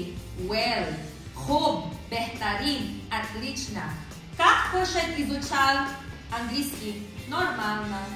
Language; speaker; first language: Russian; non-native, learner; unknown